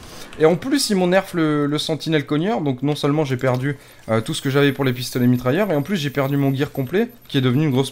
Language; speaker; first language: French; native; French